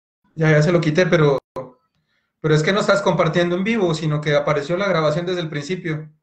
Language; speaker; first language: Spanish; native; Spanish